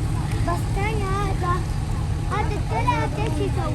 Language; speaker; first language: Arabic; early bilingual, other home language; Hindi